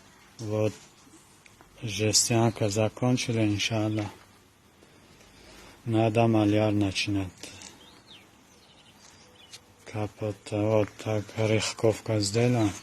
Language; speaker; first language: Russian; non-native, local second language; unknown